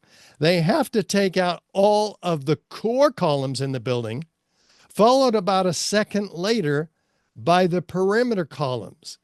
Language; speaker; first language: English; native; English